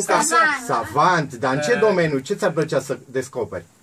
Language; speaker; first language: Romanian; native; Romanian